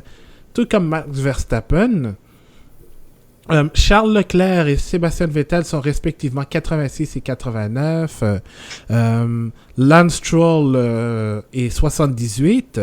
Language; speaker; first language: French; native; French